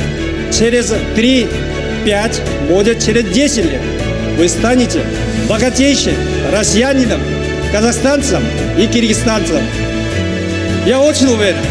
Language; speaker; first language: Russian; non-native, learner; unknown